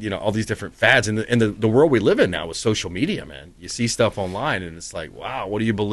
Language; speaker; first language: English; native; English